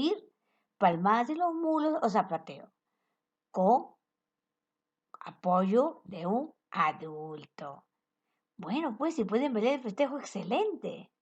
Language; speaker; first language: Spanish; native; Spanish